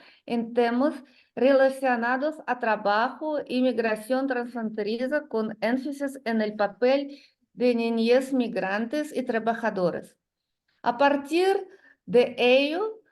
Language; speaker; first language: Spanish; non-native, learner; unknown